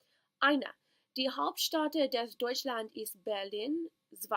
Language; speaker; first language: German; non-native, learner; English